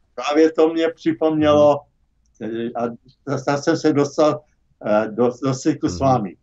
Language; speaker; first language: Czech; native; Czech